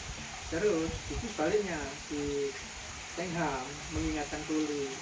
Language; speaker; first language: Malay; non-native, local second language; Javanese